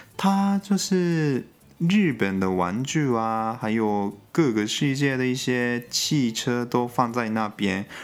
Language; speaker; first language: Chinese; non-native, fluent; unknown